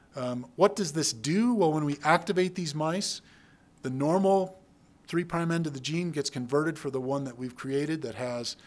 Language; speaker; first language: English; native; English